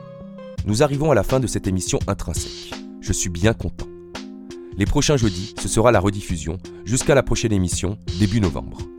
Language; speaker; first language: French; native; French